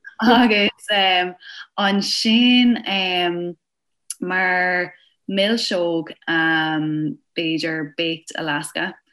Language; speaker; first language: Irish; non-native, local second language; English